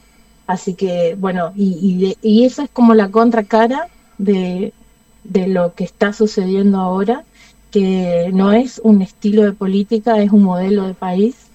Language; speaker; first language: Spanish; native; Spanish